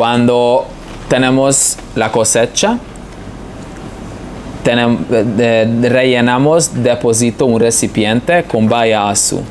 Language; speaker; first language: Spanish; non-native, fluent; Hungarian